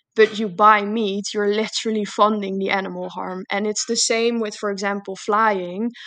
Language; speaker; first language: English; non-native, fluent; Dutch